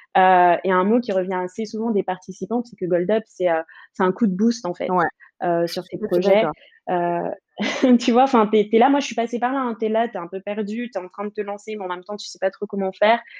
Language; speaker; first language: French; native; French